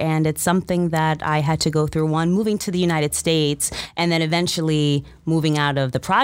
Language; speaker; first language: English; early bilingual, other home language; Russian